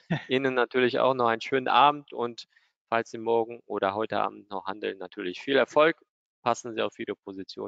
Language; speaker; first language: German; native; German